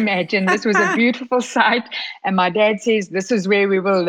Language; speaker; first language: English; native; English